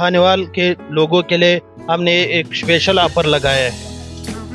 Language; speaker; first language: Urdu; non-native, local second language; Pashto